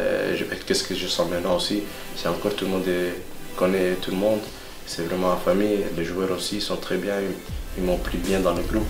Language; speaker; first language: French; non-native, local second language; Dutch